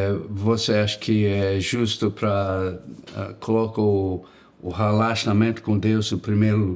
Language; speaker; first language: Portuguese; non-native, learner; English